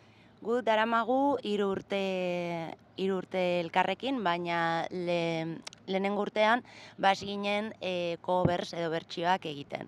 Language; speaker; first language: Basque; non-native, local second language; Spanish